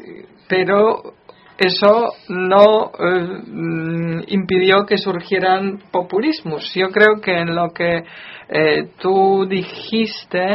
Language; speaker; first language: Spanish; non-native, fluent; Polish